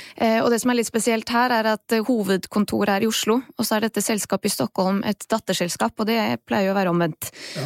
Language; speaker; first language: Norwegian; early bilingual, other home language; Bosnian